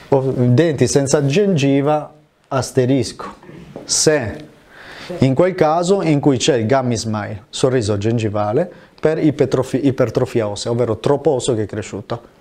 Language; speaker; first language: Italian; native; Italian